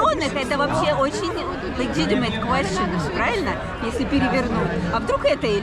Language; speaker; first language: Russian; native; Russian